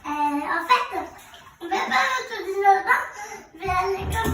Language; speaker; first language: French; native; French